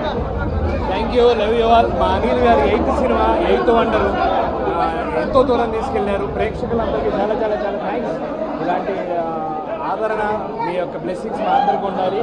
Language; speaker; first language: Telugu; native; Telugu